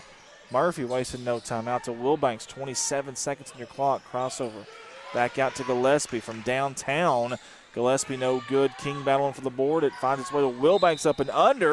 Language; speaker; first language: English; native; English